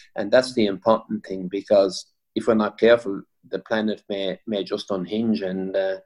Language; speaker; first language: English; native; English